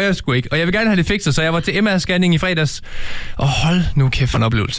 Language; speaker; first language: Danish; native; Danish